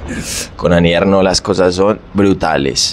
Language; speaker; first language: Spanish; native; Spanish